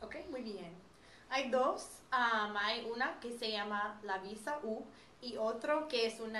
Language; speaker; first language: Spanish; non-native, fluent; English